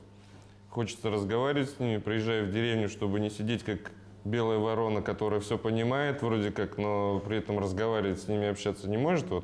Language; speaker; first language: Russian; native; Russian